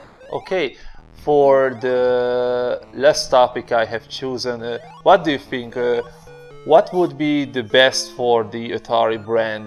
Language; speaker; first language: English; non-native, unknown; Hungarian